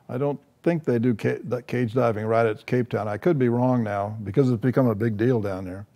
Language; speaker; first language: English; native; English